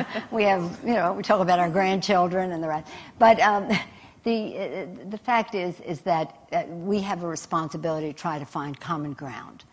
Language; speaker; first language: English; native; English